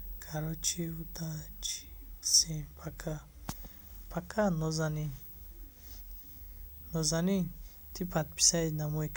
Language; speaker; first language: Russian; non-native, learner; Tajik